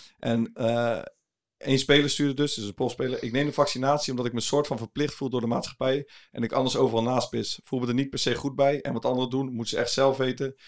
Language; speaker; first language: Dutch; native; Dutch